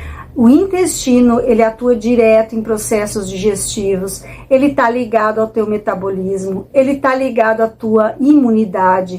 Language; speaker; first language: Portuguese; native; Portuguese